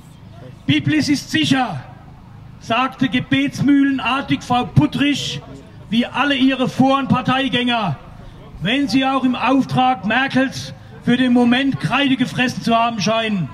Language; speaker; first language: German; native; German